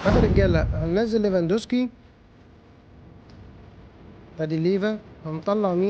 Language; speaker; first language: Arabic; native; Arabic